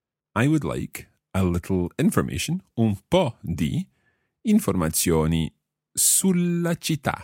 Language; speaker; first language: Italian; non-native, fluent; English